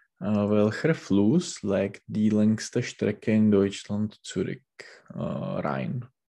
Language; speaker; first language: German; non-native, learner; Czech